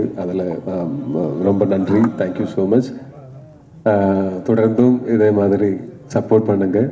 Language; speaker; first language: Tamil; non-native, learner; Malayalam